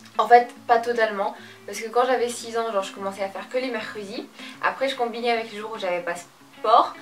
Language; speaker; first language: French; early bilingual, other home language; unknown